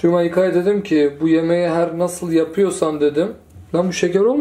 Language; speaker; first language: Turkish; native; Turkish